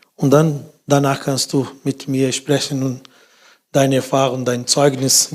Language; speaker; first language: German; non-native, fluent; Portuguese